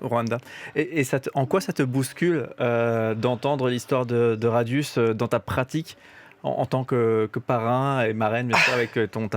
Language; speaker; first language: French; native; French